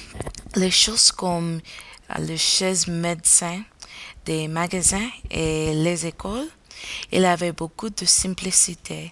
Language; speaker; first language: French; non-native, learner; English